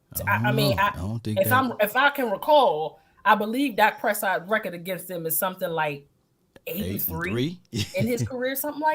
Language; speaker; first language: English; native; English